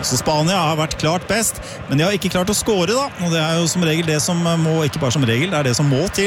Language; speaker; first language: Norwegian; native; Norwegian